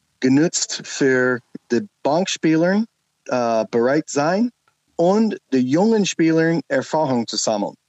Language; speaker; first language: German; non-native, learner; English